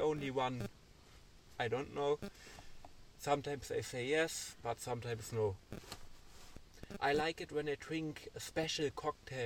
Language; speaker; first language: English; non-native, learner; German